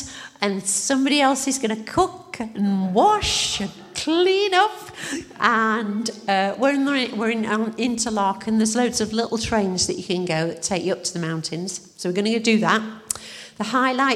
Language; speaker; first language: English; native; English